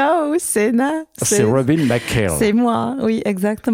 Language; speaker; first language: French; non-native, learner; English